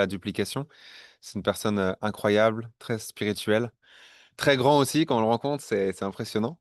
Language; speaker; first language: French; native; French